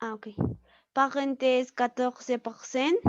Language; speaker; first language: French; non-native, learner; Spanish